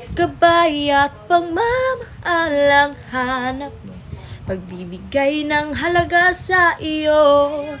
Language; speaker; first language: Filipino; non-native, local second language; Cebuano